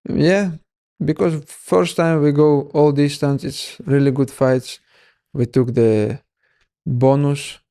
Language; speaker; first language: English; non-native, learner; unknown